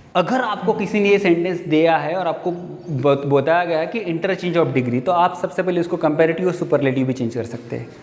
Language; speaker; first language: Hindi; non-native, local second language; Marathi